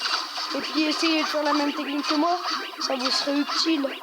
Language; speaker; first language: French; native; French